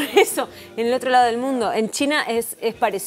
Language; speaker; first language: Spanish; native; Spanish